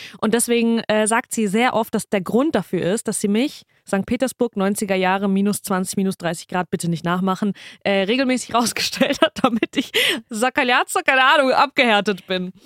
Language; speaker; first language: German; early bilingual, other home language; Russian